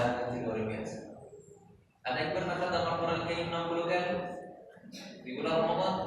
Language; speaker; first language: Indonesian; non-native, learner; Arabic